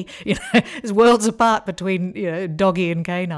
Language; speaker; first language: English; native; English